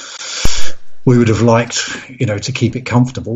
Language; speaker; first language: English; native; English